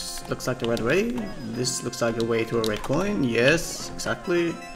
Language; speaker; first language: English; non-native, fluent; German